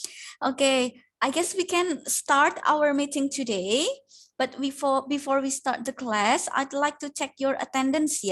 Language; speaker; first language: English; non-native, fluent; Indonesian